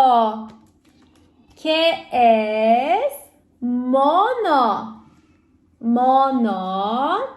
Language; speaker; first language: Spanish; non-native, learner; Turkish